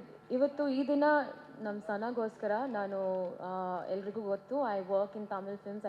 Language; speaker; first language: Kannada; non-native, learner; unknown